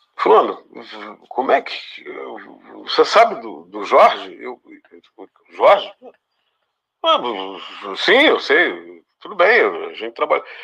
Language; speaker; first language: Portuguese; native; Portuguese